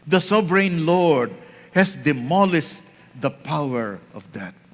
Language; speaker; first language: English; non-native, local second language; Filipino